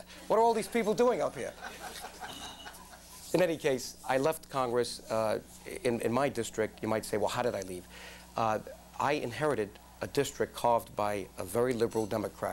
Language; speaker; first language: English; native; English